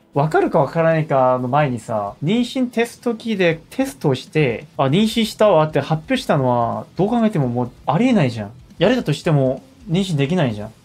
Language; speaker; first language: Japanese; non-native, fluent; Korean